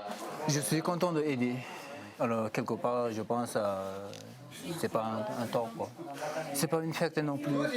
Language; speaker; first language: French; non-native, fluent; Sherpa